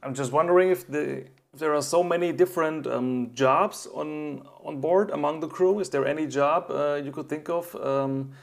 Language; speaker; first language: English; non-native, fluent; German